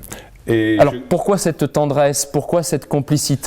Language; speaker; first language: French; native; French